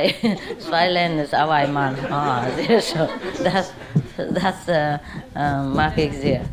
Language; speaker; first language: German; non-native, learner; Vietnamese